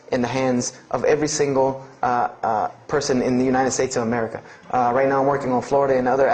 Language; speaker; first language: English; native; English